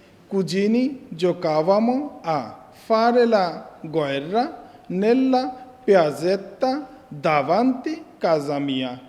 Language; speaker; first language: Italian; non-native, fluent; Bangla